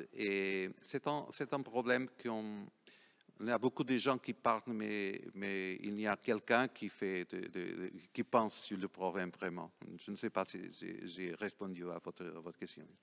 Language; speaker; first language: French; non-native, fluent; Portuguese